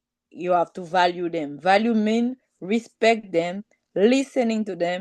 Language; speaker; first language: English; non-native, learner; Haitian Creole